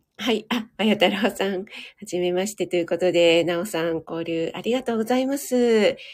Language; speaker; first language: Japanese; native; Japanese